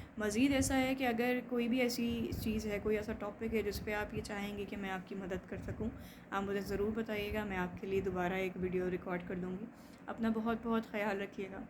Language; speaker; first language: Urdu; native; Urdu